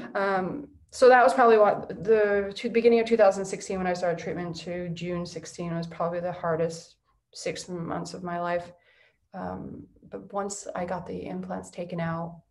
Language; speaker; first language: English; native; English